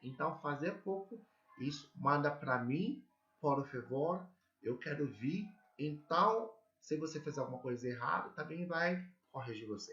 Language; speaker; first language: Portuguese; non-native, learner; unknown